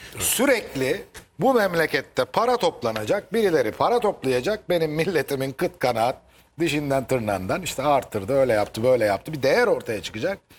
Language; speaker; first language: Turkish; native; Turkish